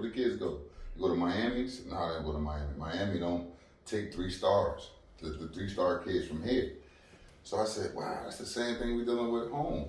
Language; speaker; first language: English; native; English